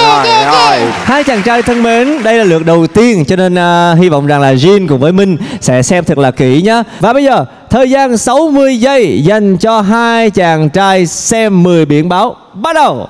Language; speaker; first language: Vietnamese; native; Vietnamese